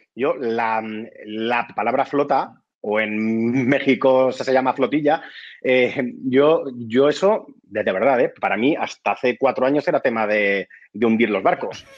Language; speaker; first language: Spanish; native; Spanish